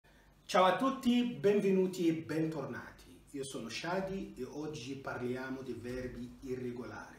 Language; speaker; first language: Italian; non-native, fluent; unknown